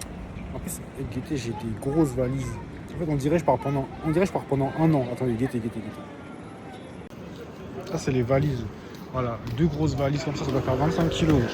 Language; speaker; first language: French; native; French